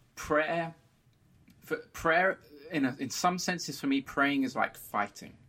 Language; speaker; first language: English; early bilingual, other home language; Portuguese